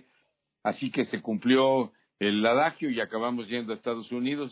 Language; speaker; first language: Spanish; native; Spanish